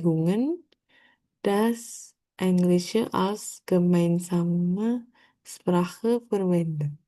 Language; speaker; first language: German; non-native, learner; Indonesian